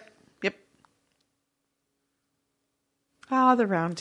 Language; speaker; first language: English; native; English